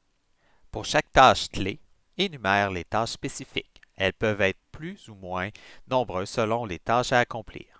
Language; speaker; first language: French; native; French